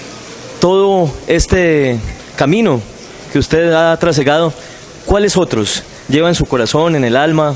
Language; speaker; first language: Spanish; native; Spanish